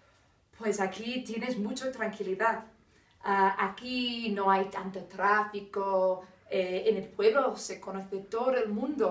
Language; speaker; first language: Spanish; non-native, fluent; English